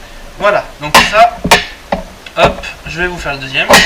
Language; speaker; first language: French; native; French